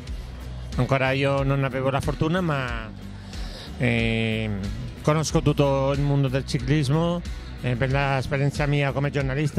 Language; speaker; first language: Italian; non-native, learner; Spanish